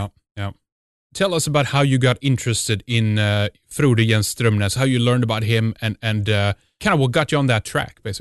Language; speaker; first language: English; non-native, fluent; Swedish